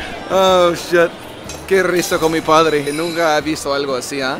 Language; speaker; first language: Spanish; non-native, fluent; English